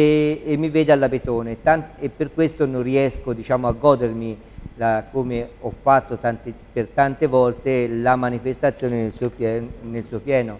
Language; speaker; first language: Italian; native; Italian